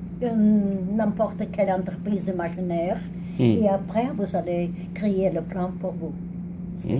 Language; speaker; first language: French; non-native, learner; English